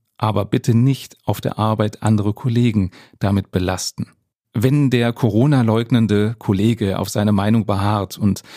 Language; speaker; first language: German; native; German